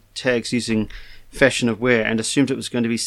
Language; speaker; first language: English; native; English